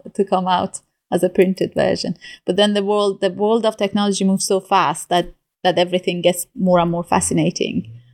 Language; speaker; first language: English; non-native, fluent; Persian